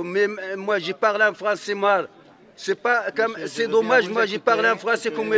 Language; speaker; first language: French; non-native, learner; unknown